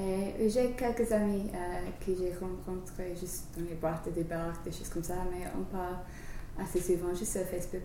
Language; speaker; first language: French; non-native, learner; English